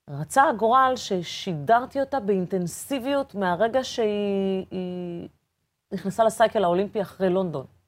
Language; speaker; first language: Hebrew; early bilingual, other home language; Portuguese